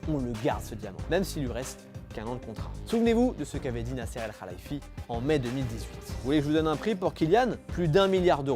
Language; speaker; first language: French; native; French